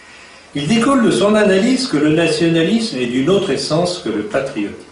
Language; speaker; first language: French; native; French